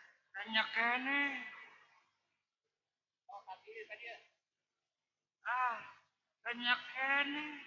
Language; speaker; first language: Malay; non-native, local second language; Sundanese